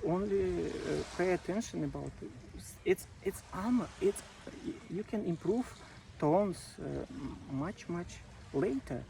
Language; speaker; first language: English; non-native, learner; Russian